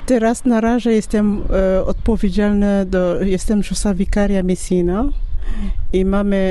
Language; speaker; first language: Polish; non-native, learner; French